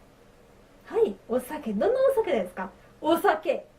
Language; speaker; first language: Japanese; non-native, learner; French